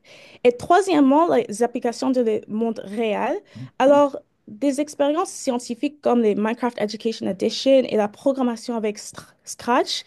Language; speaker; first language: French; early bilingual, heritage; French